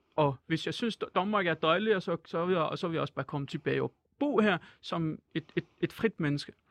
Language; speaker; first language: Danish; non-native, fluent; Persian